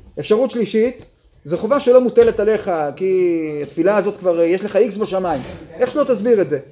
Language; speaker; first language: Hebrew; native; Hebrew